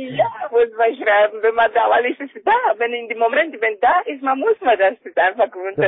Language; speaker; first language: German; non-native, fluent; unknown